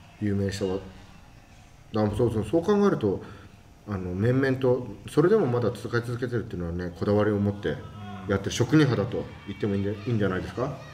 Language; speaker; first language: Japanese; native; Japanese